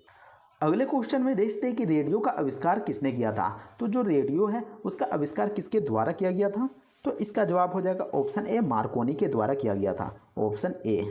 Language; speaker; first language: Hindi; native; Hindi